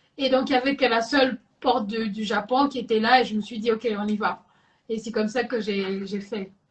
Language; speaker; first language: French; non-native, local second language; Lingala